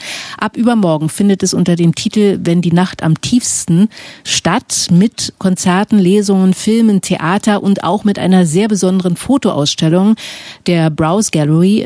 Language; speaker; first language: German; native; German